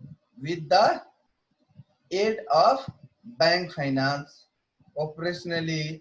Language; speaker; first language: English; non-native, local second language; Hindi